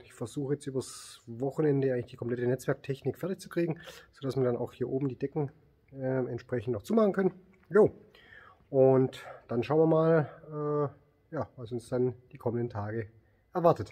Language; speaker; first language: German; native; German